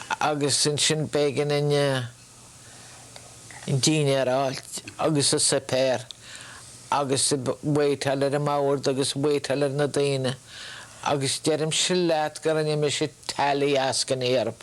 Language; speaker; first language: Irish; native; Irish